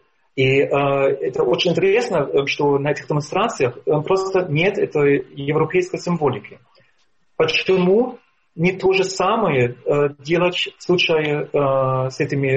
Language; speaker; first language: Russian; non-native, fluent; German